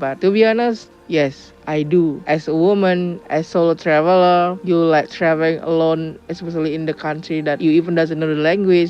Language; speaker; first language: English; non-native, learner; Indonesian